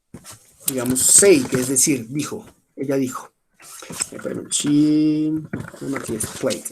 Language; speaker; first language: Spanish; native; Spanish